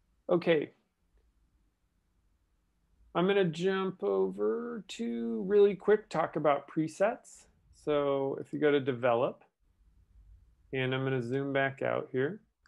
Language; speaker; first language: English; native; English